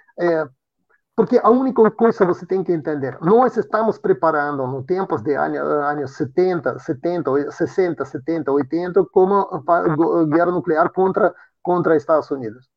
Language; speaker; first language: Portuguese; non-native, fluent; Russian